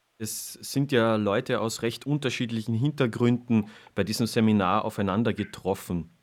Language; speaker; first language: German; native; German